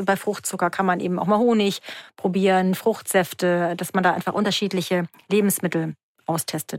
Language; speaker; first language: German; native; German